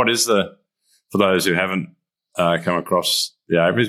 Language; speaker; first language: English; native; English